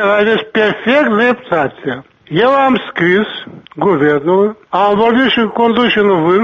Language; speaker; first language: Romanian; non-native, local second language; Gagauz